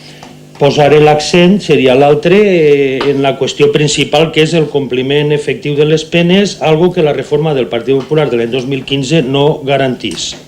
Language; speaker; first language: Catalan; native; Catalan